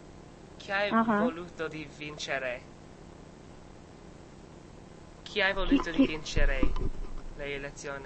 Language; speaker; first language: Italian; non-native, learner; English